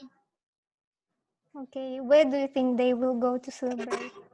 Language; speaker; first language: English; non-native, fluent; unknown